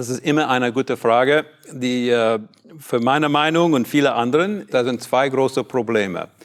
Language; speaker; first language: German; non-native, learner; English